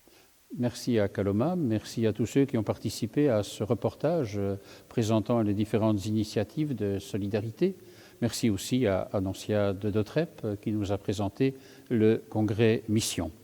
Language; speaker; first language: French; native; French